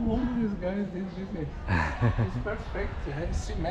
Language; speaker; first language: English; non-native, learner; Portuguese